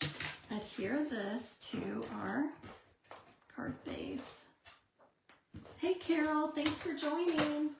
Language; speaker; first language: English; native; English